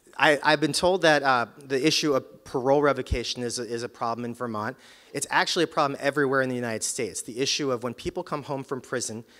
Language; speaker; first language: English; native; English